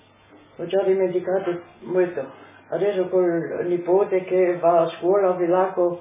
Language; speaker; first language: Italian; non-native, local second language; Slovenian